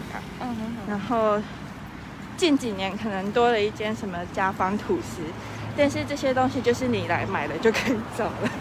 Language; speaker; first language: Chinese; native; Chinese